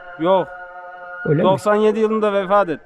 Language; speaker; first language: Turkish; native; Turkish